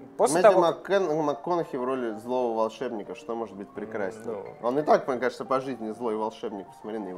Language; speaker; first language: Russian; native; Russian